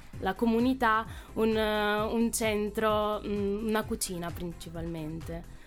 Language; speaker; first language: Italian; native; Italian